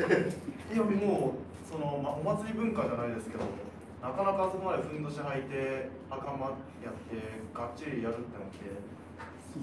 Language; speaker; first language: Japanese; native; Japanese